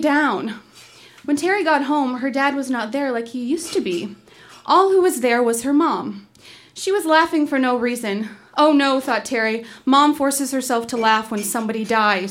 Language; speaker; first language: English; native; English